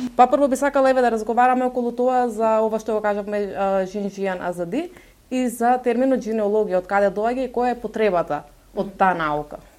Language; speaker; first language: Macedonian; non-native, local second language; Turkish